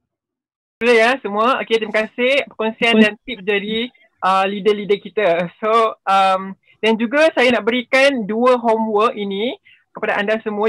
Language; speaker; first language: Malay; native; Malay